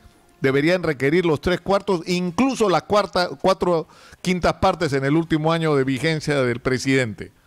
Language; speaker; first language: Spanish; native; Spanish